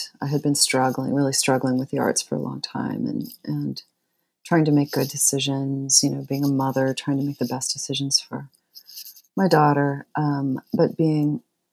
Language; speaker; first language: English; native; English